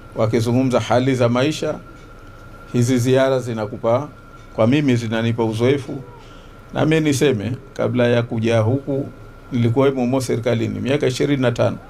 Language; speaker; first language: Swahili; native; Swahili